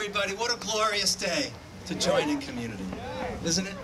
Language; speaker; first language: English; native; English